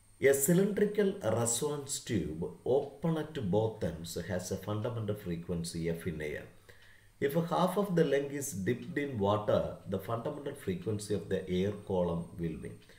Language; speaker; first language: English; non-native, local second language; Malayalam